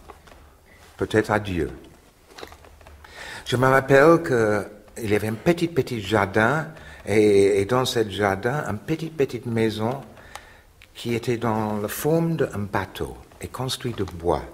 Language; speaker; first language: French; non-native, fluent; English